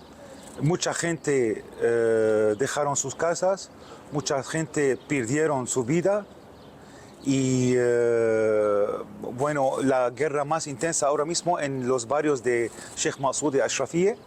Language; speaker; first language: Spanish; non-native, fluent; Arabic